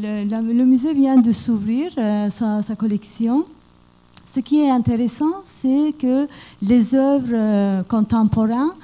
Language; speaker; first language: French; non-native, fluent; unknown